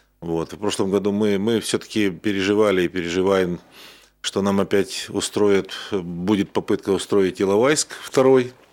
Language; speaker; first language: Russian; native; Russian